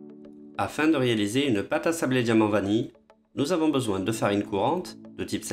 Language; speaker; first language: French; native; French